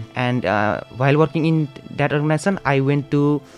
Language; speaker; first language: English; non-native, local second language; Nepali